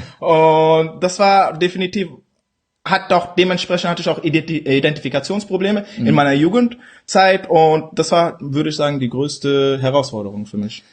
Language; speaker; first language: German; early bilingual, other home language; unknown